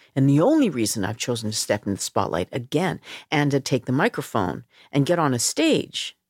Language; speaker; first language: English; native; English